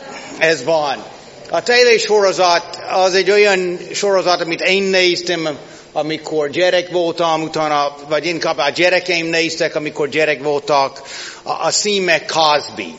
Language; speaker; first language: Hungarian; non-native, fluent; English